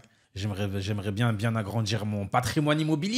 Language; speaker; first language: French; native; French